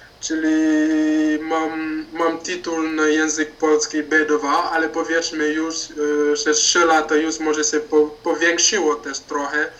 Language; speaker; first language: Polish; non-native, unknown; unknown